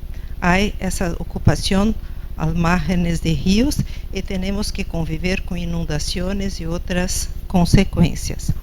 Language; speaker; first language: Spanish; non-native, fluent; Portuguese